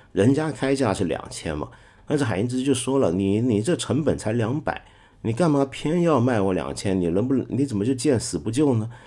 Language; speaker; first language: Chinese; non-native, local second language; Cantonese